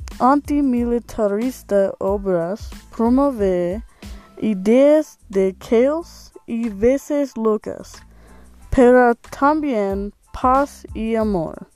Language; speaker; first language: Spanish; non-native, learner; English